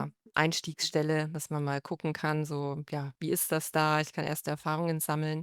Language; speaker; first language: German; native; German